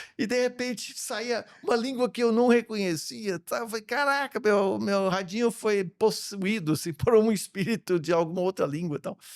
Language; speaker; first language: Portuguese; early bilingual, other home language; English